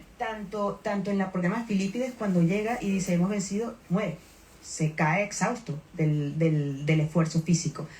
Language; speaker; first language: Spanish; native; Spanish